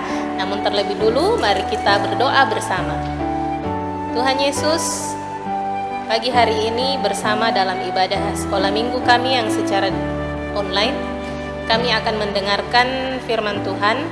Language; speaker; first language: Indonesian; native; Indonesian